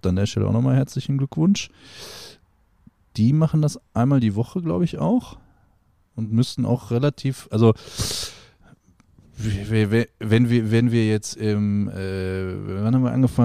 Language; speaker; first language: German; native; German